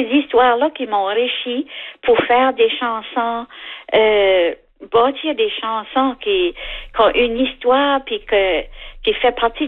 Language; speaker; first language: French; native; French